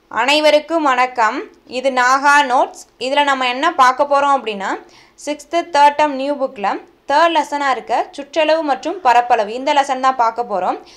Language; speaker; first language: Tamil; native; Tamil